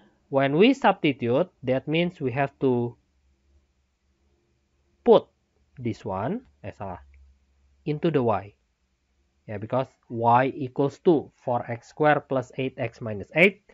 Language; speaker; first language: English; non-native, fluent; Indonesian